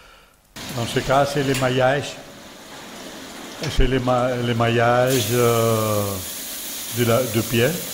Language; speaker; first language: French; non-native, learner; Catalan